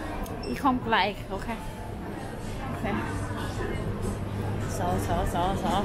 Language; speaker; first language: German; non-native, learner; Thai